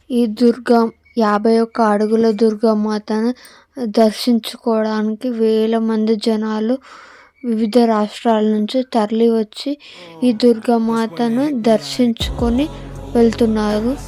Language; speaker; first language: Telugu; native; Telugu